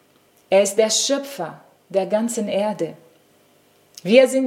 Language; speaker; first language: German; non-native, fluent; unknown